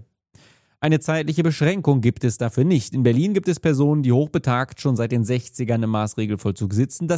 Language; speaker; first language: German; native; German